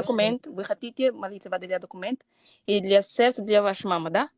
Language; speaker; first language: Russian; non-native, learner; Portuguese